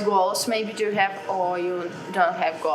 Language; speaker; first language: English; non-native, learner; Russian